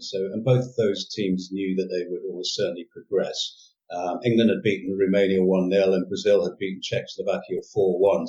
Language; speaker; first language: English; native; English